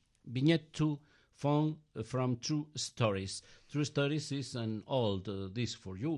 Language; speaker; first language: English; non-native, learner; Galician